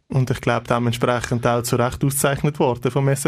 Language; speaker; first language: German; native; German